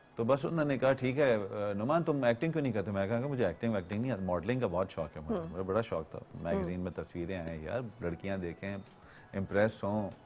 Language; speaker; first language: Urdu; native; Urdu